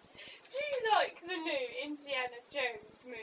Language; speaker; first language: English; native; English